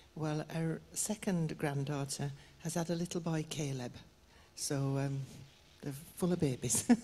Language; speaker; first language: English; native; English